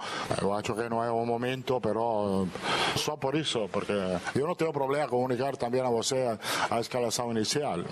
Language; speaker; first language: Portuguese; non-native, fluent; Italian